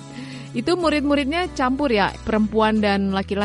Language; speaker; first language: Indonesian; native; Indonesian